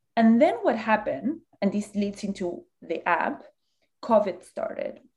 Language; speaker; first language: English; early bilingual, other home language; Spanish